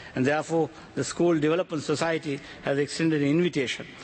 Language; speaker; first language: English; non-native, local second language; Tamil